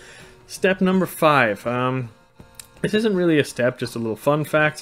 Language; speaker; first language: English; non-native, fluent; Swedish